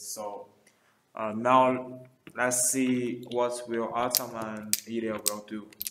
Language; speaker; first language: English; non-native, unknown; Chinese